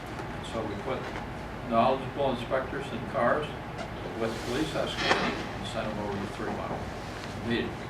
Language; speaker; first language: English; native; English